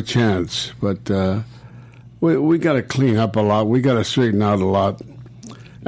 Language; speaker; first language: English; native; English